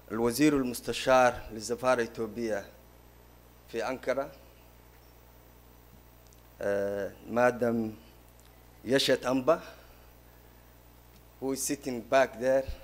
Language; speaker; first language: Arabic; non-native, local second language; Somali